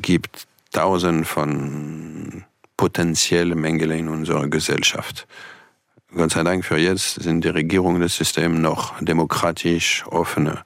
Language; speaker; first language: German; non-native, fluent; French